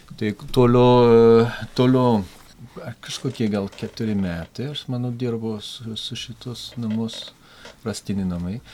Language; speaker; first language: Lithuanian; non-native, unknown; French